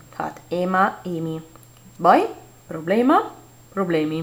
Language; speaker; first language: Hungarian; non-native, learner; Italian